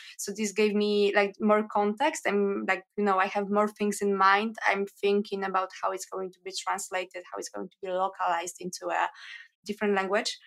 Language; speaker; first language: English; non-native, fluent; Polish